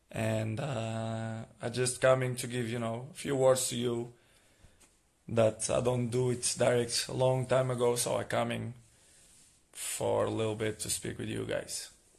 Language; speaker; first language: English; non-native, learner; Portuguese